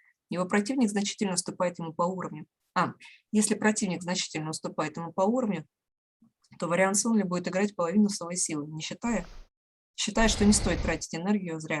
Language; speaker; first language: Russian; native; Russian